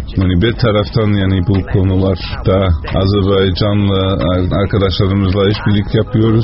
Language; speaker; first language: Turkish; non-native, fluent; Dutch